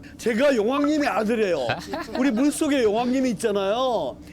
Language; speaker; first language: Korean; native; Korean